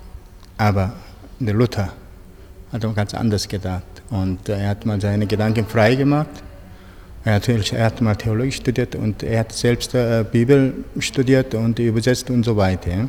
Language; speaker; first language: German; non-native, fluent; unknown